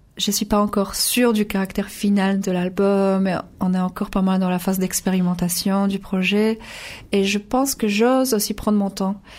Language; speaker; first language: French; non-native, fluent; Polish